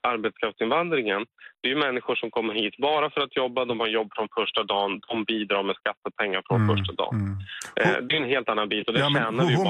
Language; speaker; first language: Swedish; native; Swedish